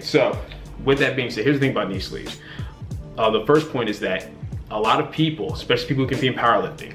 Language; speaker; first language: English; native; English